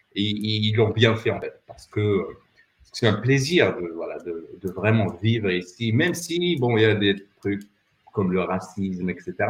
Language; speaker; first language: French; non-native, local second language; Arabic